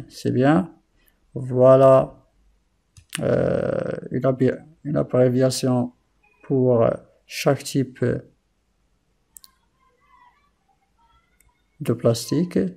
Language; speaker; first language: French; non-native, local second language; Arabic